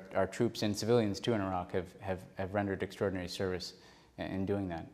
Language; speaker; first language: English; native; English